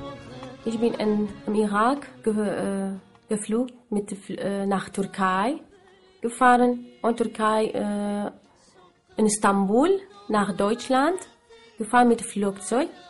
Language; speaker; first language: German; non-native, learner; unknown